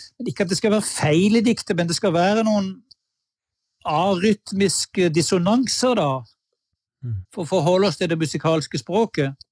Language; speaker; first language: Norwegian; native; Norwegian